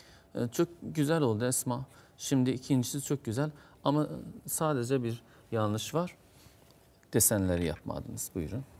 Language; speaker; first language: Turkish; non-native, fluent; Azerbaijani